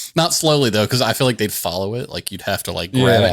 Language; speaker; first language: English; native; English